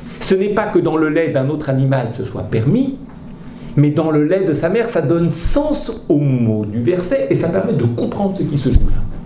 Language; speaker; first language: French; native; French